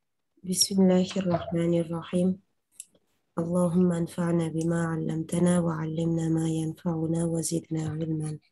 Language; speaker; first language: Arabic; non-native, fluent; Uzbek